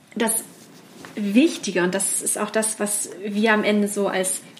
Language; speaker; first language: German; native; German